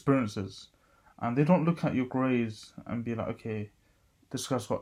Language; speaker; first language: English; native; English